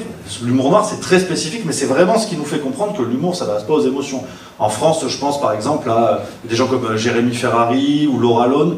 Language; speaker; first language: French; native; French